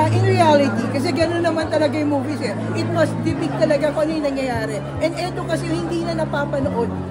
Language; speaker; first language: Filipino; native; Filipino